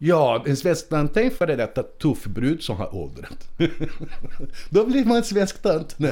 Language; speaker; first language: Swedish; non-native, fluent; Portuguese